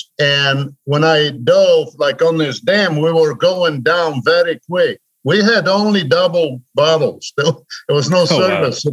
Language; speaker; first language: English; non-native, fluent; Polish